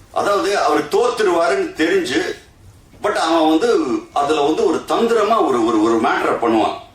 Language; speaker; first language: Tamil; early bilingual, heritage; Tamil